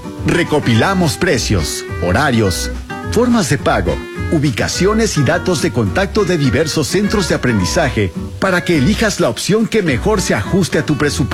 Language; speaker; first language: Spanish; native; Spanish